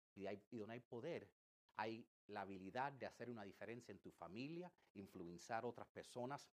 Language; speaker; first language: Spanish; early bilingual, heritage; English